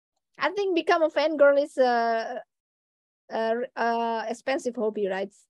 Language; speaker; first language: English; non-native, fluent; Indonesian